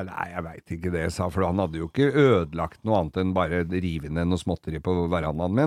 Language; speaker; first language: Norwegian; native; Norwegian